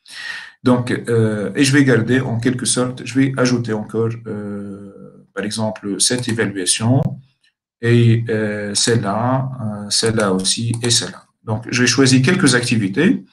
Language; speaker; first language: French; non-native, local second language; Arabic